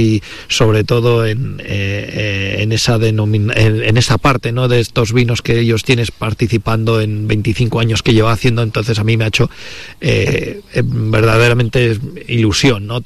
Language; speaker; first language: Spanish; native; Spanish